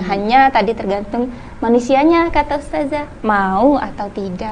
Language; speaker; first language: Indonesian; native; Indonesian